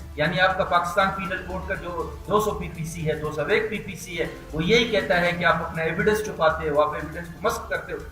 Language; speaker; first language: Urdu; non-native, local second language; Baluchi